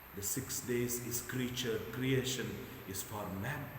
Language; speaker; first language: English; non-native, local second language; Telugu